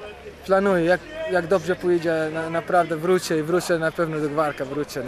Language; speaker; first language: Polish; non-native, learner; Arabic